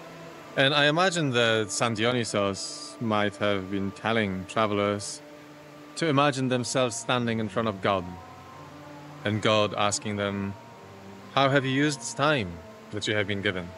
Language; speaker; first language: English; non-native, fluent; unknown